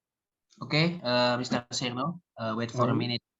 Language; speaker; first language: English; non-native, learner; Indonesian